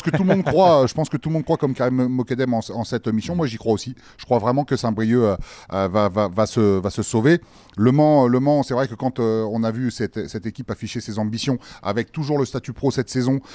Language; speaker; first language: French; native; French